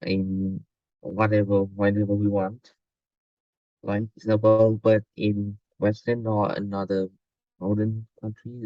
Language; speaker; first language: English; non-native, learner; Vietnamese